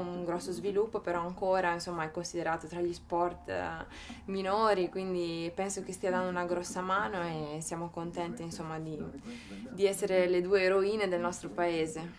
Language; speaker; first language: Italian; native; Italian